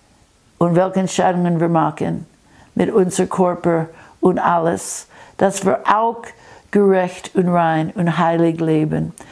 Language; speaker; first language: German; non-native, fluent; English